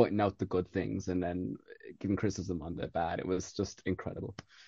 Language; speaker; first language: English; native; English